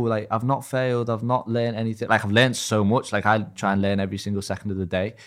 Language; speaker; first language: English; native; English